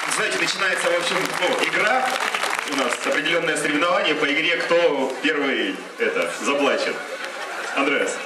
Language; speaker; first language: Russian; native; Russian